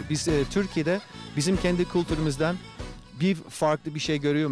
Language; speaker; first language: Turkish; non-native, fluent; English